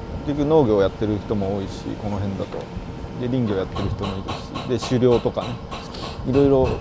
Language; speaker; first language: Japanese; native; Japanese